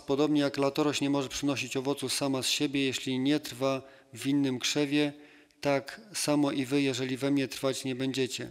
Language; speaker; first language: Polish; native; Polish